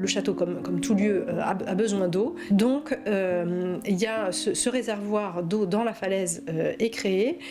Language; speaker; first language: French; native; French